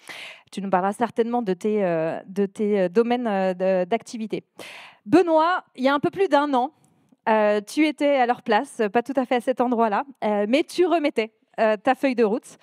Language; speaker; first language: French; native; French